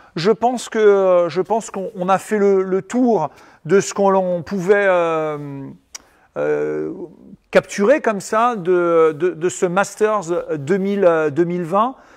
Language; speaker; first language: French; native; French